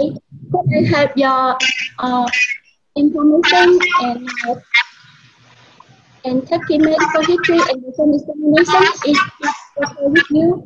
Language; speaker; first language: English; non-native, learner; Vietnamese